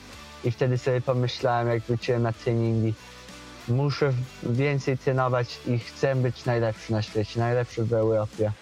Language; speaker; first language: Polish; early bilingual, heritage; Polish